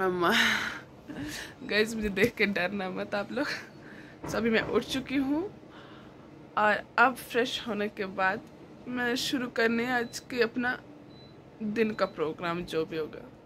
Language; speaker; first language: Hindi; non-native, local second language; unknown